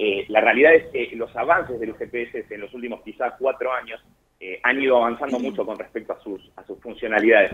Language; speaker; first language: Spanish; native; Spanish